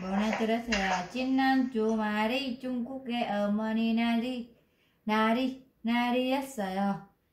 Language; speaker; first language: Korean; non-native, fluent; Vietnamese